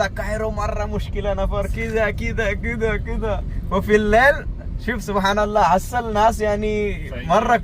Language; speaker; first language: Arabic; non-native, learner; Hindi